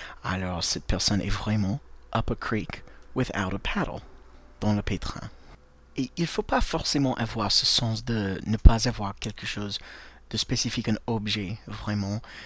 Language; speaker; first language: French; non-native, fluent; English